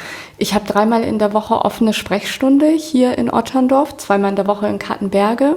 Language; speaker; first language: German; native; German